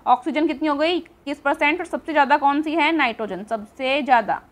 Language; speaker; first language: Hindi; native; Hindi